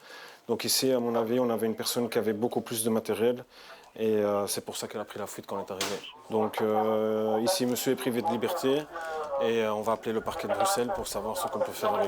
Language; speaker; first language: French; native; French